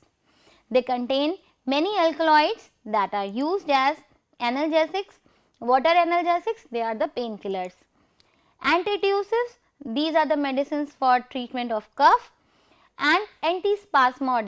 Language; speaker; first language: English; non-native, local second language; Hindi